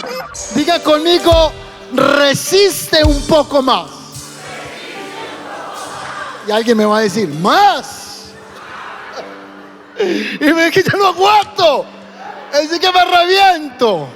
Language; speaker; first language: Spanish; native; Spanish